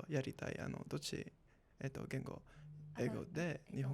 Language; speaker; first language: Japanese; non-native, learner; English